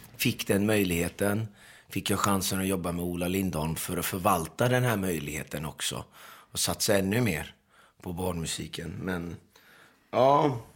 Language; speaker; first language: Swedish; early bilingual, other home language; Persian